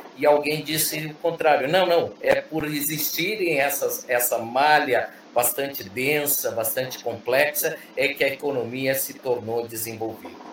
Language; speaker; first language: Portuguese; early bilingual, other home language; Spanish